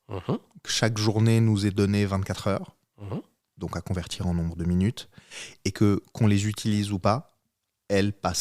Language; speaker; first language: French; native; French